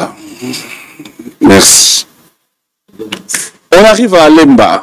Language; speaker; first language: French; non-native, local second language; Lingala